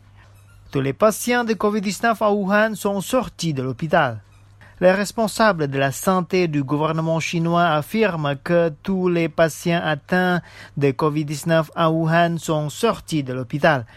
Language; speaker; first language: French; non-native, fluent; Indonesian